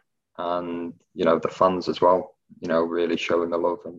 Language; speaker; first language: English; native; English